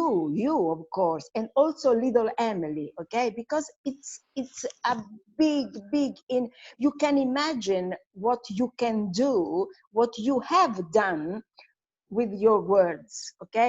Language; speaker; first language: English; non-native, fluent; Italian